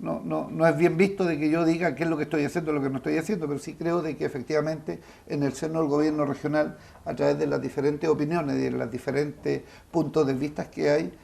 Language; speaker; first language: Spanish; native; Spanish